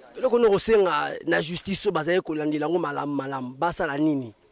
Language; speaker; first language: Lingala; native; Lingala